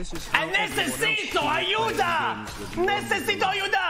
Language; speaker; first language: Spanish; non-native, learner; French